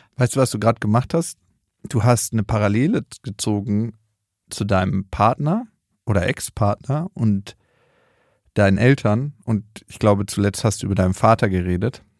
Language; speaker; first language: German; native; German